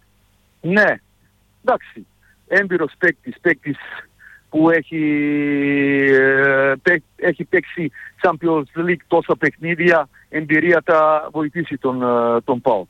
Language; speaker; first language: Greek; non-native, fluent; Serbian